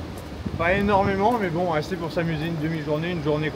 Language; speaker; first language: French; native; French